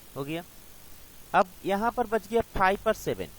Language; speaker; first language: Hindi; non-native, local second language; Bangla